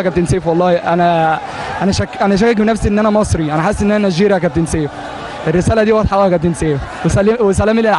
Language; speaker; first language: Arabic; native; Arabic